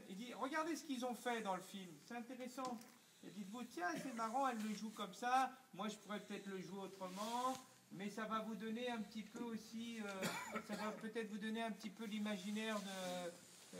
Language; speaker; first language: French; native; French